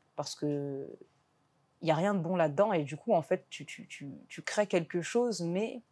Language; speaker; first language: French; native; French